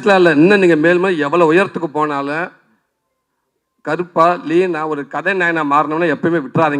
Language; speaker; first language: Tamil; native; Tamil